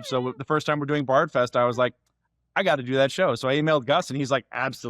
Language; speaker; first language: English; native; English